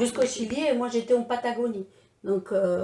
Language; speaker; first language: French; non-native, fluent; Spanish